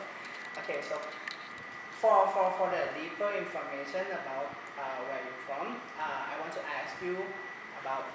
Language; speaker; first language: English; non-native, fluent; Thai